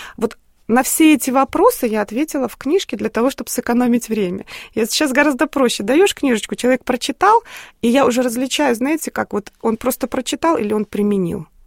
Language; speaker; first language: Russian; native; Russian